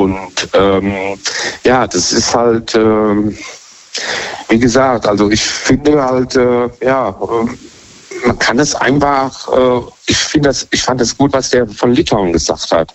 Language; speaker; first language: German; native; German